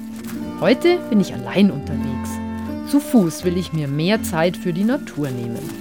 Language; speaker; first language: German; native; German